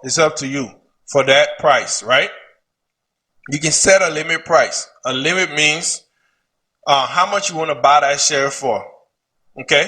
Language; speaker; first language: English; native; English